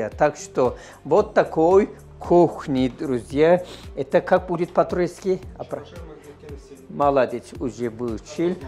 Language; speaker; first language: Russian; non-native, fluent; Turkish